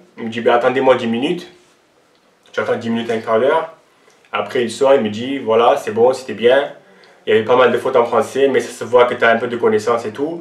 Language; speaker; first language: French; non-native, local second language; Armenian